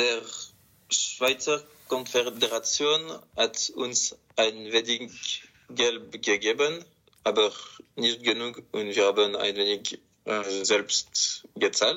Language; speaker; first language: German; non-native, local second language; French